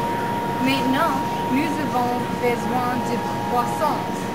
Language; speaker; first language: French; non-native, learner; English